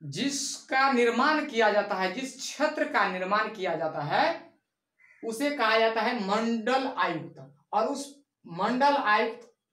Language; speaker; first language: Hindi; native; Hindi